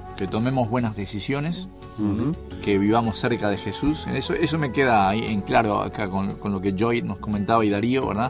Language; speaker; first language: Spanish; native; Spanish